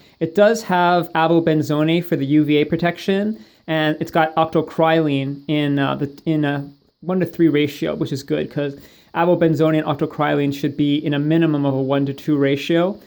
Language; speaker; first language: English; native; English